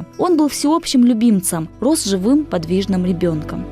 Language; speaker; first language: Russian; native; Russian